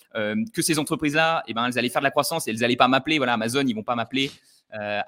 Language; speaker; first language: French; native; French